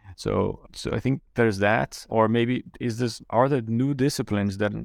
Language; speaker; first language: English; non-native, fluent; Portuguese